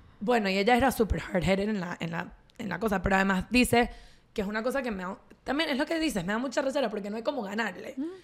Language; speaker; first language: Spanish; native; Spanish